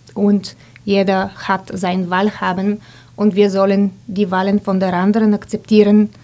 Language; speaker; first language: German; non-native, fluent; Bulgarian